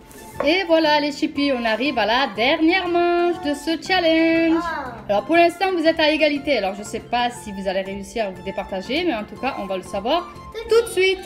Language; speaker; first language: French; native; French